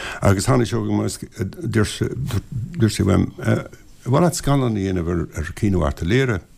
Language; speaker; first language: Irish; non-native, local second language; English